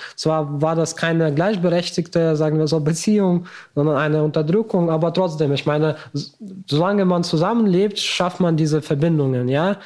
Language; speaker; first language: German; non-native, fluent; Ukrainian